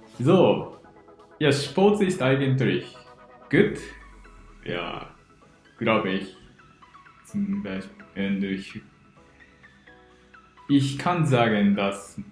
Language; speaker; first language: German; non-native, learner; Japanese